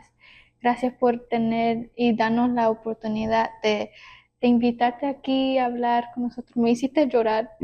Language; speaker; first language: Spanish; early bilingual, heritage; Spanish